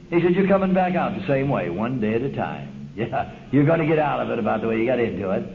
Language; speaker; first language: English; native; English